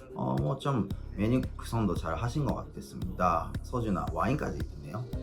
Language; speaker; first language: Korean; non-native, fluent; Japanese